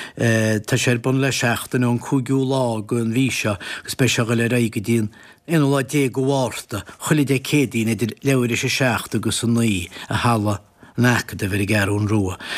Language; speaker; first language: Irish; native; Irish